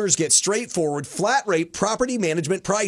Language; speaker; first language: English; native; English